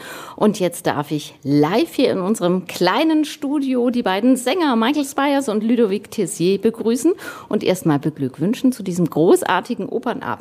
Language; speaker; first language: German; native; German